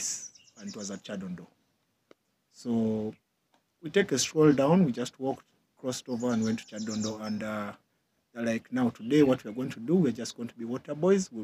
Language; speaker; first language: English; non-native, local second language; Ganda